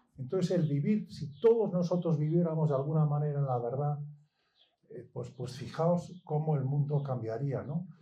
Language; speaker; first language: Spanish; native; Spanish